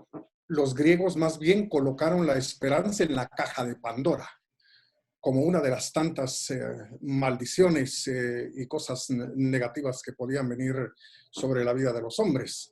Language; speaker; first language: Spanish; native; Spanish